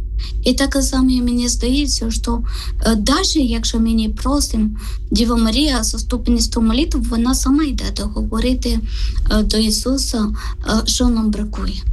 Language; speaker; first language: Ukrainian; non-native, learner; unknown